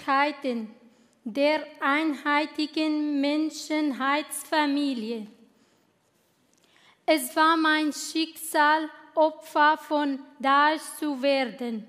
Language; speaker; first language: German; non-native, fluent; Kurdish